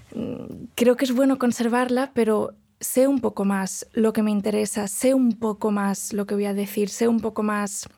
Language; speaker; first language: Spanish; non-native, local second language; Galician